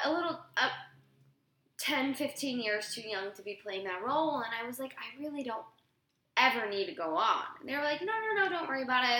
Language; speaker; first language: English; native; English